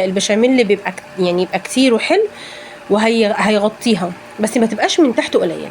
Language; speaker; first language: Arabic; native; Arabic